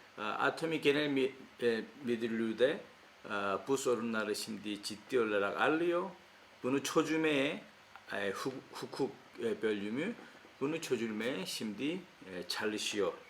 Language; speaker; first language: Turkish; non-native, fluent; Korean